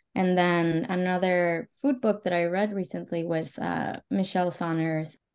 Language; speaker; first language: English; early bilingual, other home language; Spanish